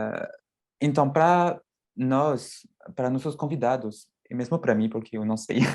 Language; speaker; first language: Portuguese; non-native, fluent; French